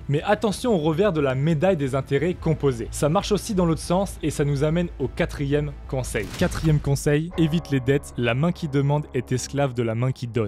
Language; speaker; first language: French; native; French